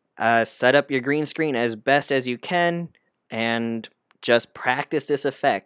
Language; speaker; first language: English; native; English